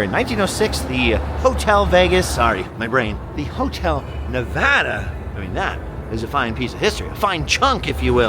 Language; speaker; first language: English; native; English